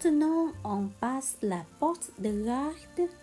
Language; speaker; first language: French; non-native, learner; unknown